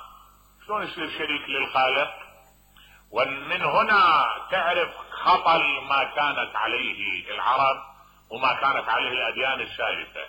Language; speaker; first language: Arabic; native; Arabic